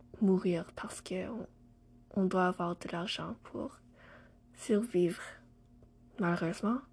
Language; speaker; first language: French; non-native, learner; English